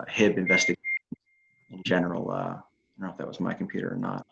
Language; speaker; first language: English; native; English